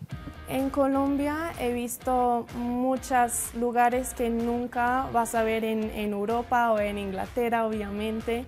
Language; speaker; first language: Spanish; non-native, fluent; English